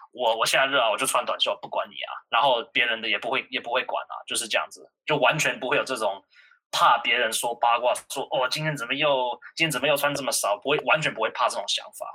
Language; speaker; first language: Chinese; early bilingual, heritage; Chinese